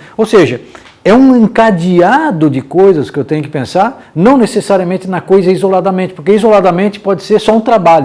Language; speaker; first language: Portuguese; native; Portuguese